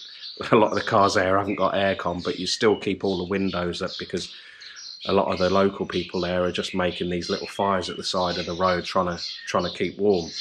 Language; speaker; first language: English; native; English